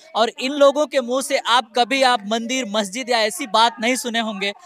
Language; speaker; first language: Hindi; native; Hindi